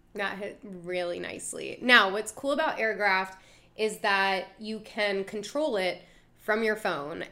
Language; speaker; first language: English; native; English